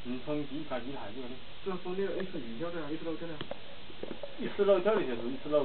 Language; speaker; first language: Chinese; native; Chinese